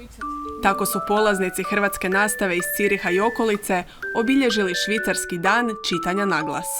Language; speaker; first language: Croatian; native; Croatian